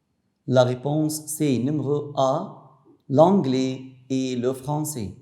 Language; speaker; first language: French; non-native, fluent; Arabic